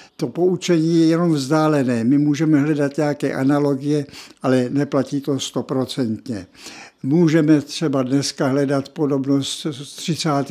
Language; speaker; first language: Czech; native; Czech